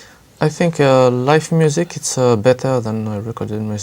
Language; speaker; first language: English; non-native, learner; French